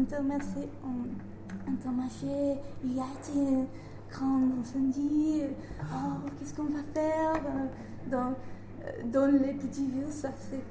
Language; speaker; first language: French; non-native, learner; English